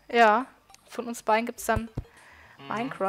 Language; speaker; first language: German; native; German